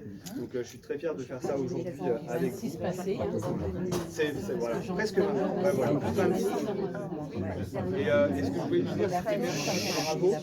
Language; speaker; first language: French; native; French